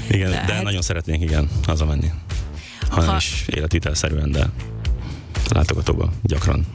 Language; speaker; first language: Hungarian; native; Hungarian